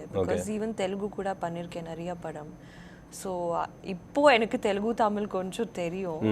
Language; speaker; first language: Tamil; non-native, learner; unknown